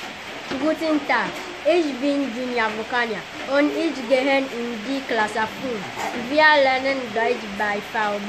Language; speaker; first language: German; non-native, learner; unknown